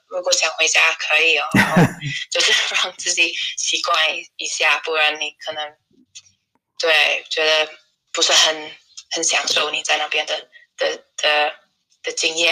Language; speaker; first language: Chinese; non-native, fluent; English